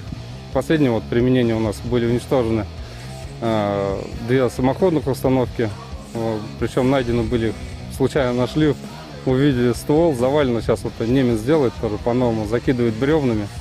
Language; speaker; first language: Russian; native; Russian